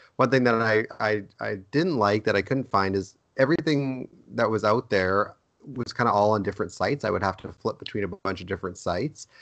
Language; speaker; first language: English; native; English